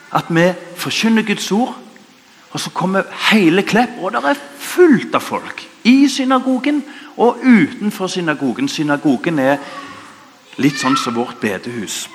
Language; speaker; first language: Norwegian; native; Norwegian